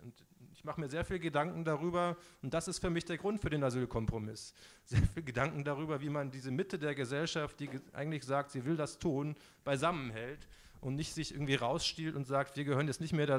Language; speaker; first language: German; native; German